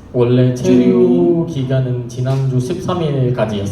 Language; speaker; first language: Korean; non-native, fluent; Indonesian